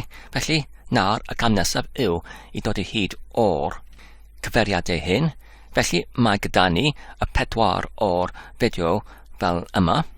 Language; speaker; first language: Welsh; non-native, learner; English